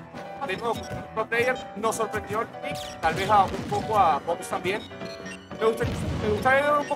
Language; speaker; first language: Spanish; native; Spanish